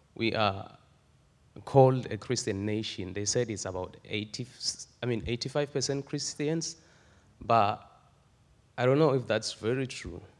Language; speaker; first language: English; non-native, local second language; Swati